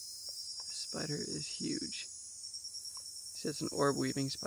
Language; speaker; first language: English; native; English